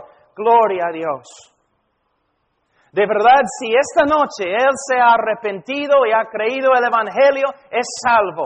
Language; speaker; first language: Spanish; non-native, fluent; English